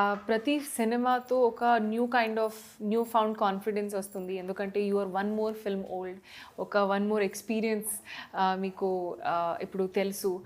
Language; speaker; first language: Telugu; non-native, fluent; Hindi